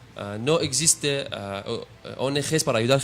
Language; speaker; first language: Spanish; non-native, learner; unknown